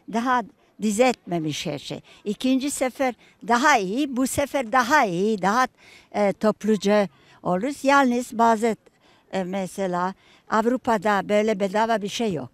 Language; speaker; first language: Turkish; non-native, fluent; Serbian